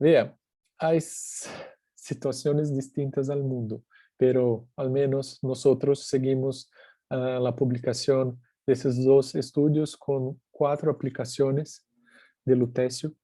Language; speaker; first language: Spanish; non-native, fluent; Portuguese